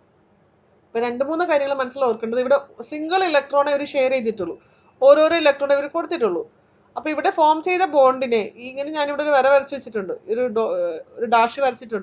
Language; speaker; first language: Malayalam; native; Malayalam